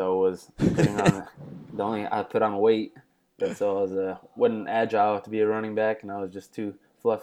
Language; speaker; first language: English; native; English